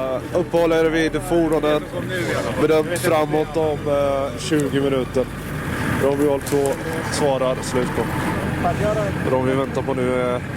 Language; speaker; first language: Swedish; native; Swedish